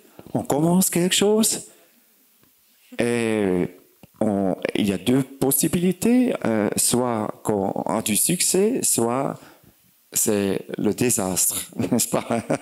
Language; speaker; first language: French; non-native, fluent; German